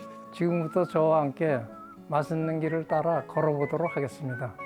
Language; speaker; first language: Korean; native; Korean